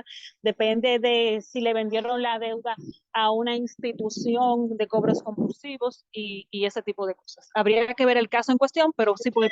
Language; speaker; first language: Spanish; native; Spanish